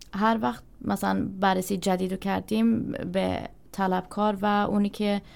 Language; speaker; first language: Persian; early bilingual, other home language; Swedish